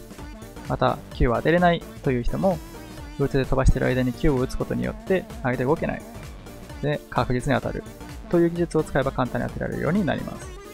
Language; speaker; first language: Japanese; native; Japanese